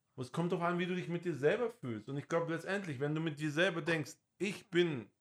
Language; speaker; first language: German; non-native, fluent; English